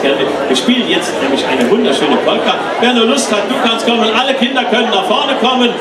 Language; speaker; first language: German; native; German